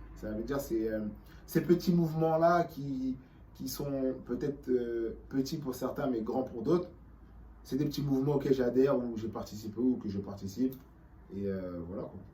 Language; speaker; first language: French; native; French